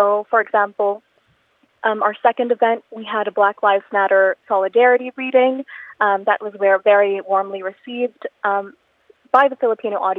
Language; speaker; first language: English; non-native, local second language; Filipino